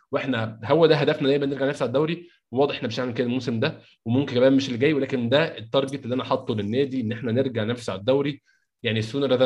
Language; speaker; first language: Arabic; native; Arabic